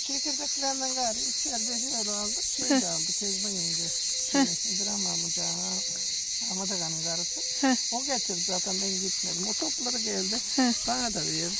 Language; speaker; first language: Turkish; native; Turkish